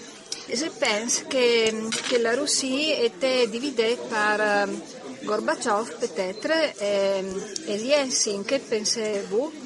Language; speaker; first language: French; non-native, learner; Italian